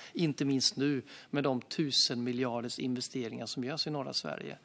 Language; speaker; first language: Swedish; native; Swedish